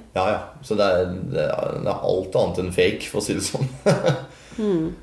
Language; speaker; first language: Norwegian; native; Norwegian